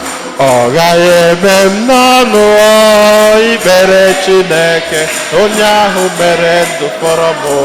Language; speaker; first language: Igbo; native; Igbo